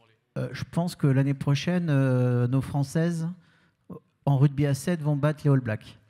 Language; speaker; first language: French; native; French